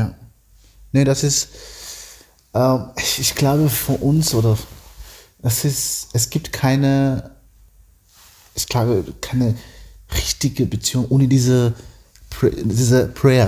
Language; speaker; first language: German; non-native, learner; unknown